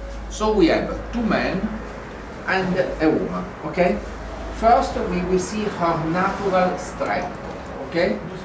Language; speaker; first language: English; non-native, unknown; Italian